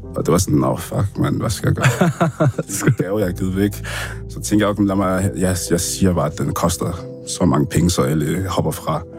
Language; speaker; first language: Danish; early bilingual, other home language; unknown